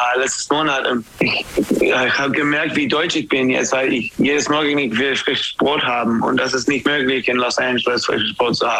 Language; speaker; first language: German; non-native, fluent; English